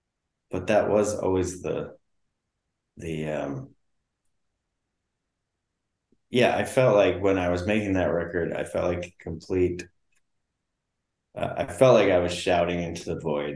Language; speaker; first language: English; native; English